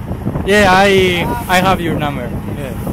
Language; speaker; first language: English; non-native, learner; Spanish